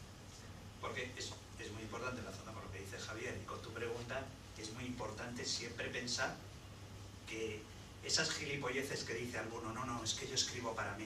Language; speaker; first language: Spanish; native; Spanish